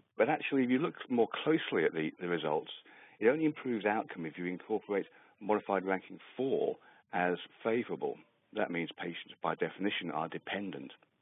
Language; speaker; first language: English; native; English